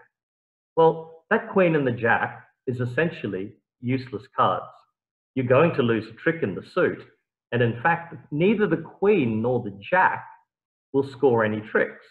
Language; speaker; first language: English; native; English